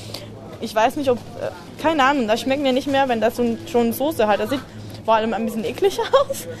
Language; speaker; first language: German; non-native, fluent; Spanish